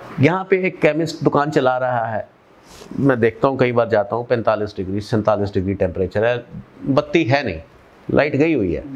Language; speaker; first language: Hindi; non-native, local second language; Punjabi